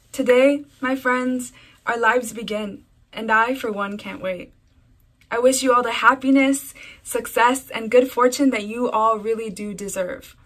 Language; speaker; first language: English; early bilingual, other home language; Spanish